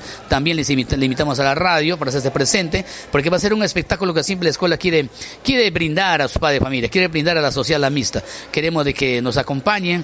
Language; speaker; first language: Spanish; native; Spanish